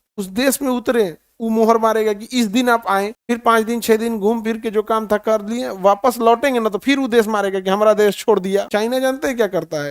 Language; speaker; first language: Hindi; native; Hindi